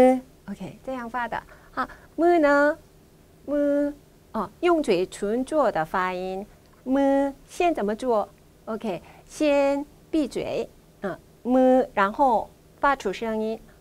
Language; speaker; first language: Chinese; non-native, fluent; Korean